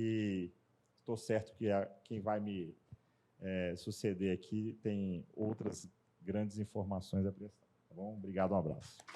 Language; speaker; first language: Portuguese; native; Portuguese